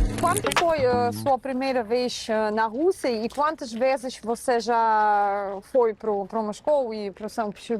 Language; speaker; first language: Portuguese; non-native, fluent; Russian